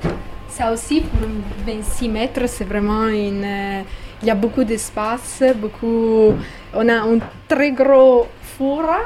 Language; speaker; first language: French; non-native, fluent; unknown